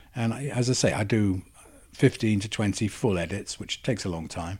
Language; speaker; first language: English; native; English